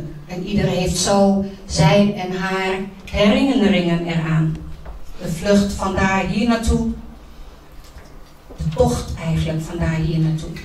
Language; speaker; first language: Dutch; early bilingual, other home language; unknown